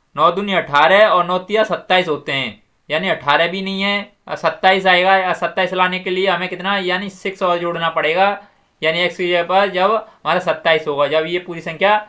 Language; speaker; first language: Hindi; native; Hindi